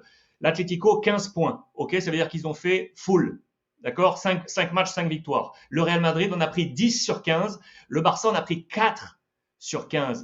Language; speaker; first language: French; native; French